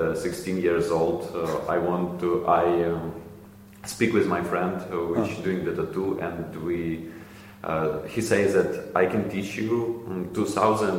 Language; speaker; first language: English; non-native, learner; Ukrainian